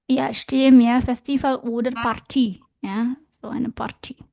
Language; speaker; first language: German; non-native, fluent; Indonesian